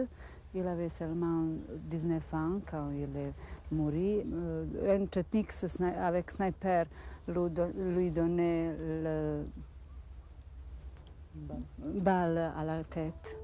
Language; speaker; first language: French; non-native, learner; Bosnian